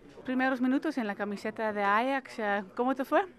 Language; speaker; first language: Spanish; non-native, fluent; Dutch